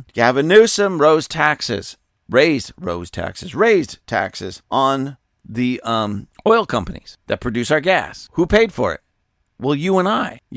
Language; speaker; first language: English; native; English